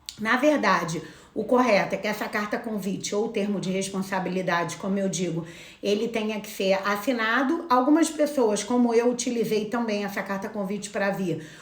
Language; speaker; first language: Portuguese; native; Portuguese